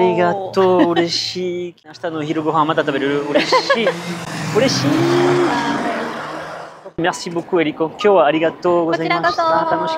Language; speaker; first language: Japanese; non-native, fluent; French